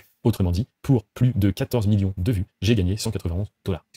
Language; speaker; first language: French; native; French